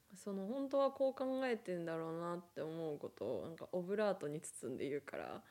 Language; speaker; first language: Japanese; native; Japanese